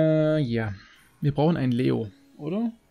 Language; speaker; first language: German; native; German